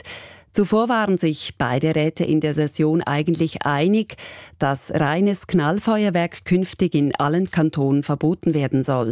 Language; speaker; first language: German; native; German